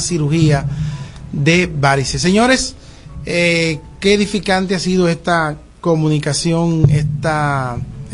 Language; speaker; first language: Spanish; native; Spanish